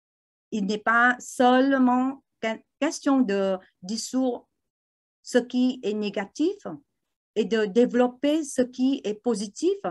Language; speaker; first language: French; non-native, learner; Vietnamese